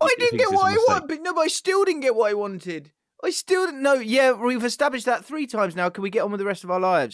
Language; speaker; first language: English; native; English